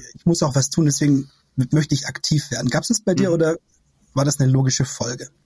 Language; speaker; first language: German; native; German